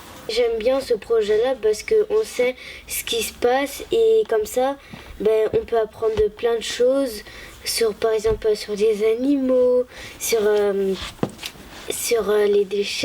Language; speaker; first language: French; native; French